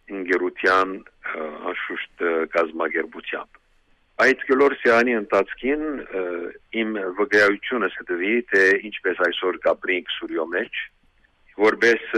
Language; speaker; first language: Armenian; early bilingual, heritage; Armenian